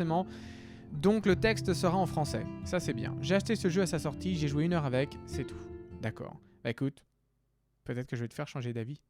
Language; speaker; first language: French; native; French